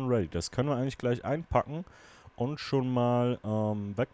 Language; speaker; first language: German; native; German